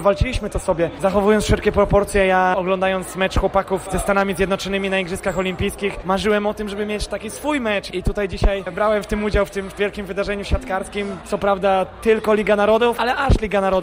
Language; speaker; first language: Polish; native; Polish